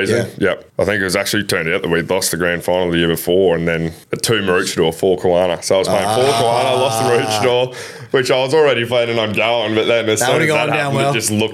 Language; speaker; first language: English; native; English